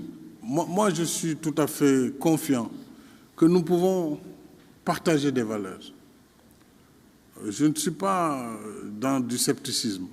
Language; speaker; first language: French; non-native, local second language; Fula